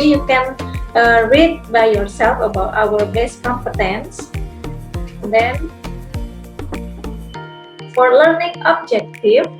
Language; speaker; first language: English; non-native, fluent; Indonesian